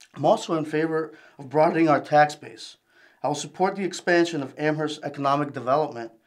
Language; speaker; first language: English; early bilingual, other home language; Spanish